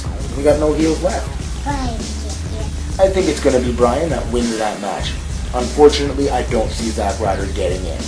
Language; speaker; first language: English; native; English